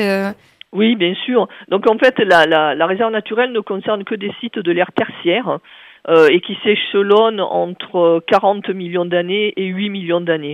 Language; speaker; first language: French; native; French